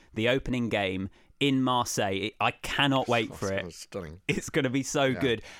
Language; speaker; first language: English; native; English